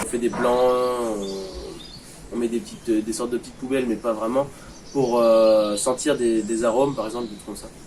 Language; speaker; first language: French; native; French